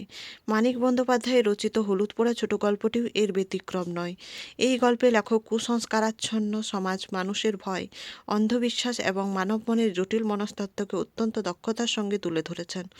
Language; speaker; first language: Bangla; native; Bangla